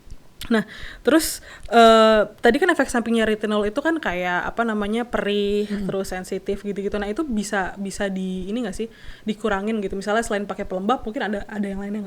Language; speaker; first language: Indonesian; native; Indonesian